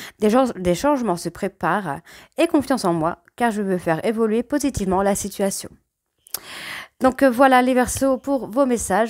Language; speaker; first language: French; native; French